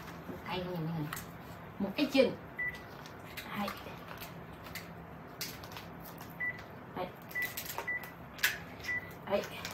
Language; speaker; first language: Japanese; non-native, learner; Vietnamese